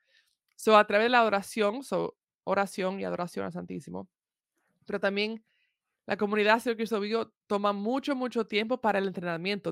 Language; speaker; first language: Spanish; early bilingual, heritage; Spanish